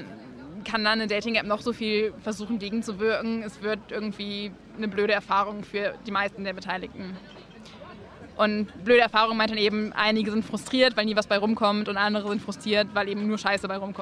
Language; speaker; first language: German; native; German